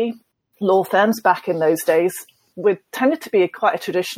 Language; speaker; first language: English; native; English